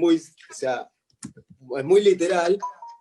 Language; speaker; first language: Spanish; native; Spanish